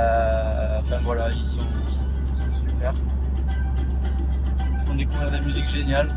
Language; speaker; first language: French; native; French